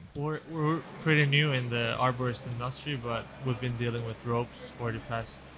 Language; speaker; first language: English; non-native, fluent; Turkish